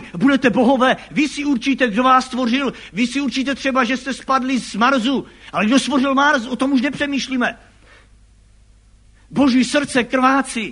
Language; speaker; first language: Czech; native; Czech